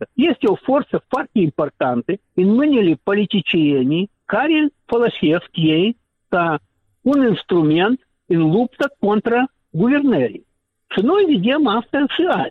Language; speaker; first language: Romanian; non-native, local second language; Russian